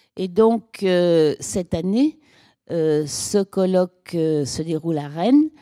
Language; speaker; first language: French; native; French